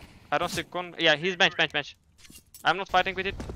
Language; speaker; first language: English; non-native, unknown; Turkish